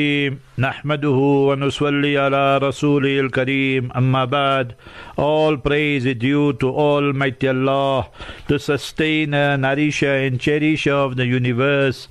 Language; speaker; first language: English; native; English